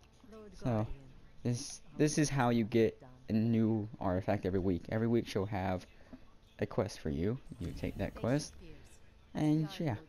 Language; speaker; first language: English; native; English